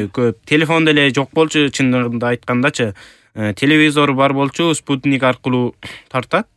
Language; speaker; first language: Kyrgyz; early bilingual, heritage; Kyrgyz